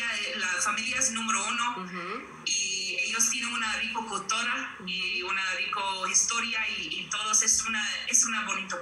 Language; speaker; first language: Spanish; non-native, learner; English